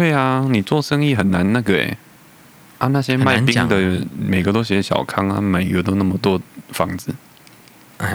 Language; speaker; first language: Chinese; native; Chinese